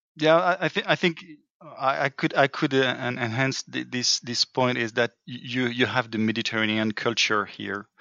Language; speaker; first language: English; non-native, fluent; French